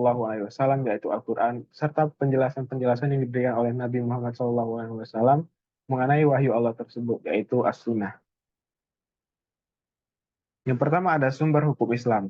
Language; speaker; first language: Indonesian; native; Indonesian